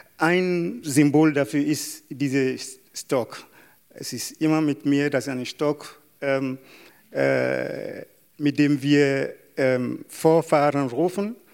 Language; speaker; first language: German; non-native, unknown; Yoruba